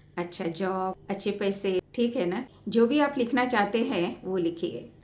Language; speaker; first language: Hindi; native; Hindi